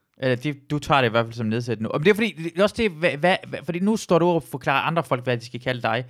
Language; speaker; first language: Danish; early bilingual, other home language; Persian